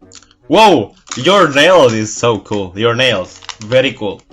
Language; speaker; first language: English; non-native, fluent; Indonesian